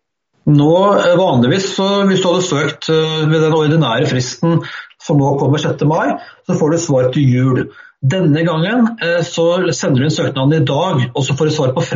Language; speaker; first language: Norwegian; native; Norwegian